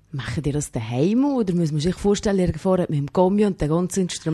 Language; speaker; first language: German; native; German